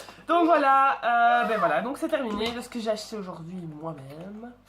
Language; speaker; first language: French; native; French